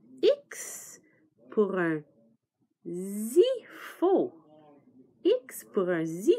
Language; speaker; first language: French; non-native, fluent; English